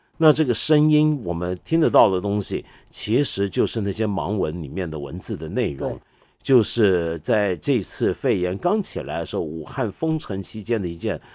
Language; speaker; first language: Chinese; non-native, local second language; Cantonese